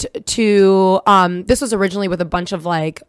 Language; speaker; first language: English; early bilingual, other home language; Russian